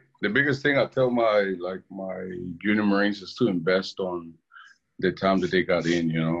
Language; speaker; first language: English; non-native, fluent; Spanish